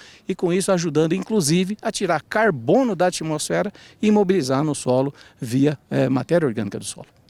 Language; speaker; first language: Portuguese; native; Portuguese